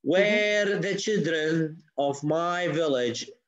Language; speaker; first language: English; non-native, fluent; Arabic